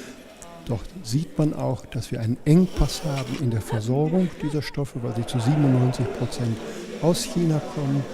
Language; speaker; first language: German; native; German